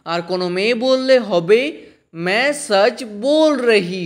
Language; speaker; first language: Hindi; non-native, fluent; Bangla